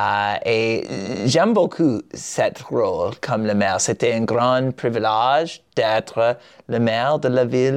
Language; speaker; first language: French; non-native, learner; English